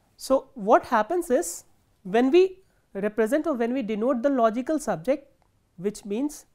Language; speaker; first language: English; non-native, local second language; Hindi